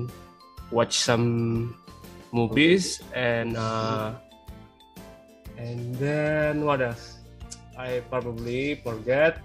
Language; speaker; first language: English; non-native, learner; Indonesian